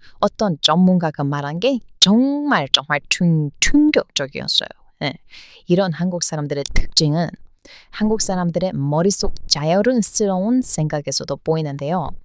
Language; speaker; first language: Korean; non-native, fluent; English